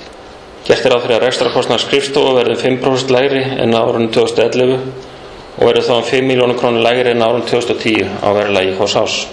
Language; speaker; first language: Icelandic; native; Icelandic